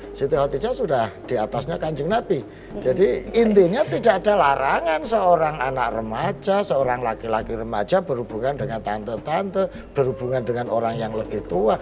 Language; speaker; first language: Indonesian; non-native, local second language; Javanese